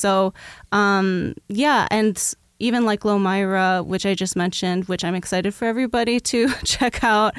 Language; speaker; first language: English; native; English